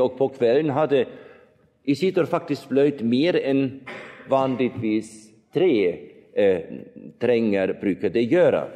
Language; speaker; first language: Swedish; non-native, fluent; German